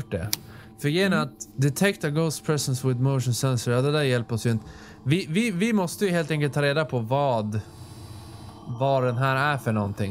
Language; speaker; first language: Swedish; native; Swedish